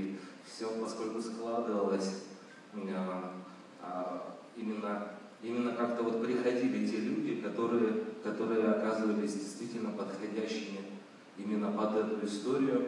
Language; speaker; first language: Russian; native; Russian